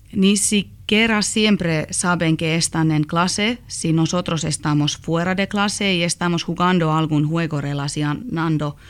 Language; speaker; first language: Spanish; non-native, learner; Finnish